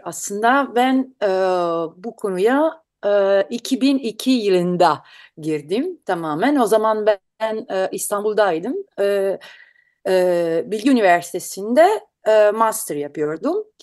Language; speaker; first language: Turkish; non-native, learner; Italian